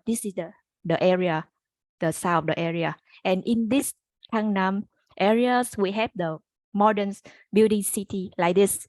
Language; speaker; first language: English; non-native, learner; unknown